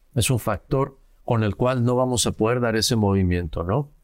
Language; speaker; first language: Spanish; native; Spanish